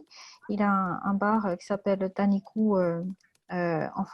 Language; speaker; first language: French; non-native, fluent; Japanese